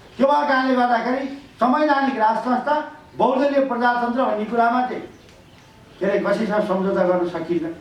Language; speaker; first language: Nepali; native; Nepali